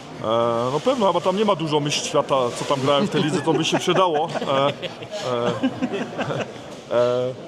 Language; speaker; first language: Polish; early bilingual, heritage; Polish